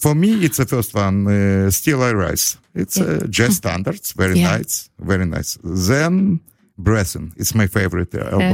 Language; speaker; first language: English; non-native, learner; Ukrainian